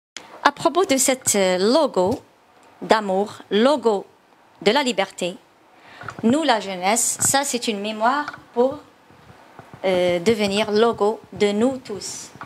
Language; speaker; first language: French; non-native, learner; Chinese